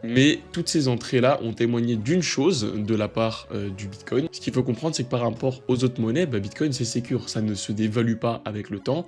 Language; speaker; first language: French; native; French